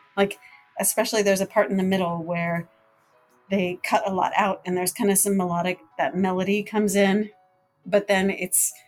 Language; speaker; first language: English; native; English